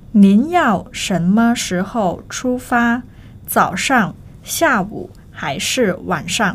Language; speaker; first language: Chinese; non-native, fluent; Thai